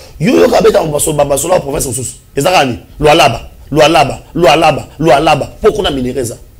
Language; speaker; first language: Lingala; non-native, local second language; Swahili